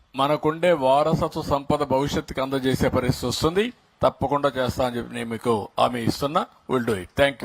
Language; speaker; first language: Telugu; native; Telugu